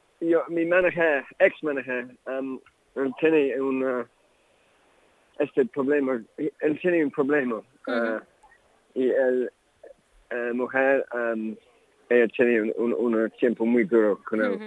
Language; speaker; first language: Spanish; non-native, learner; English